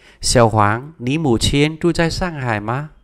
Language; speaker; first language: Chinese; non-native, fluent; Vietnamese